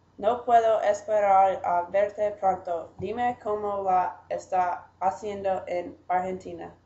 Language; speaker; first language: Spanish; non-native, learner; English